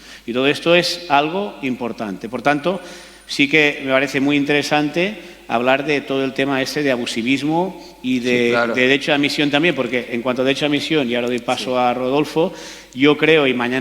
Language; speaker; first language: Spanish; native; Spanish